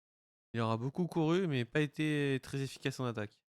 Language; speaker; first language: French; native; French